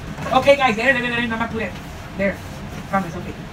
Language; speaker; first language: English; early bilingual, other home language; Spanish